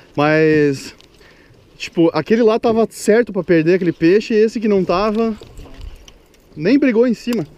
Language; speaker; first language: Portuguese; native; Portuguese